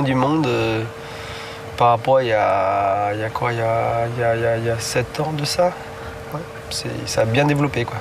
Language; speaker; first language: French; non-native, fluent; Chinese